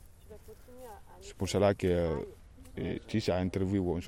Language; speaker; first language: French; non-native, learner; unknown